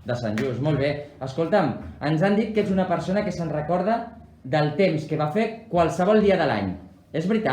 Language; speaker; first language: Catalan; native; Catalan